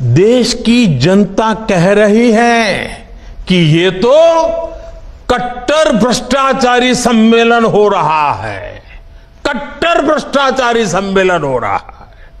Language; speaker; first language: Hindi; non-native, local second language; Gujarati